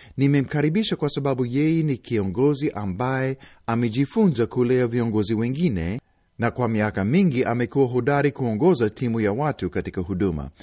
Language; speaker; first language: Swahili; non-native, fluent; English